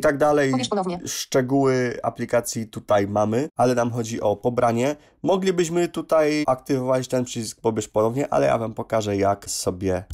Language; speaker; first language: Polish; native; Polish